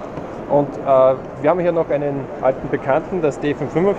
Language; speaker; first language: German; native; German